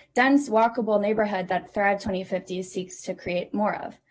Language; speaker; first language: English; native; English